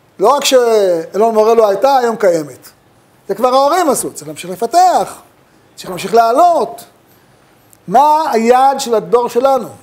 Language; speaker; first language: Hebrew; native; Hebrew